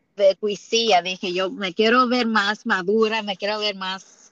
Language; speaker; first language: Spanish; early bilingual, heritage; Spanish